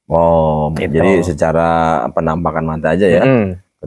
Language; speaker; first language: Indonesian; native; Indonesian